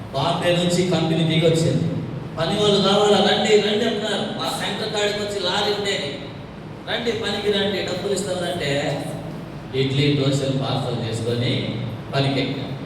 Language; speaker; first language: Telugu; non-native, local second language; Tamil